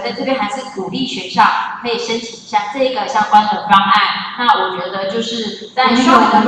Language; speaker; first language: Chinese; native; Chinese